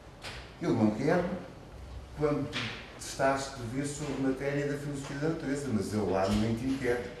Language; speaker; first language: Portuguese; native; Portuguese